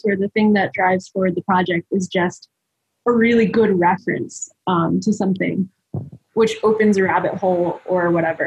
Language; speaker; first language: English; native; English